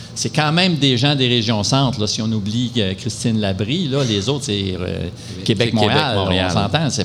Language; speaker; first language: French; native; French